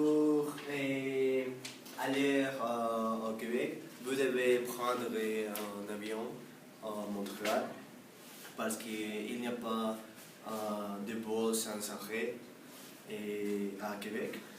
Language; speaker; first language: French; non-native, learner; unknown